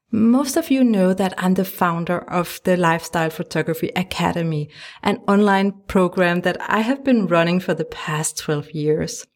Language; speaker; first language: English; non-native, fluent; Danish